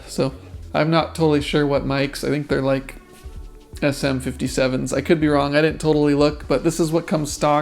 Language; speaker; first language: English; native; English